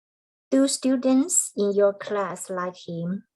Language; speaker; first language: English; non-native, learner; Chinese